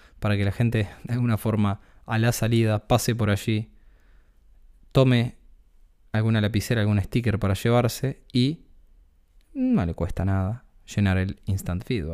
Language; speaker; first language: Spanish; native; Spanish